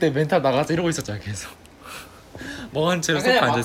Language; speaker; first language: Korean; native; Korean